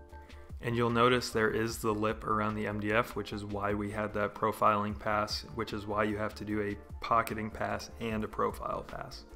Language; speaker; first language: English; native; English